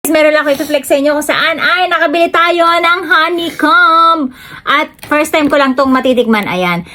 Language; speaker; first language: Filipino; native; Filipino